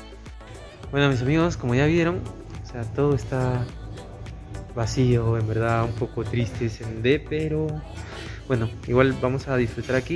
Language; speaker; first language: Spanish; native; Spanish